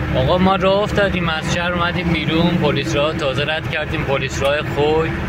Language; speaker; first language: Persian; non-native, local second language; Azerbaijani